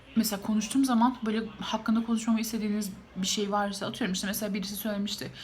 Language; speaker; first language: Turkish; native; Turkish